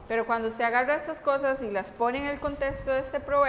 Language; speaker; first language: Spanish; native; Spanish